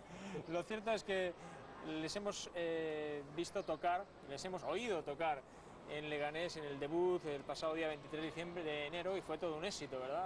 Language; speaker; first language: Spanish; native; Spanish